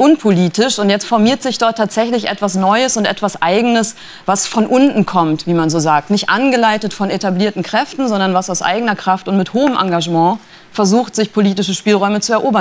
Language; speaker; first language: German; native; German